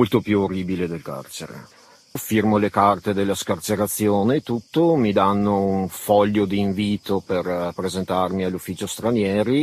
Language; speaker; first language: Italian; early bilingual, other home language; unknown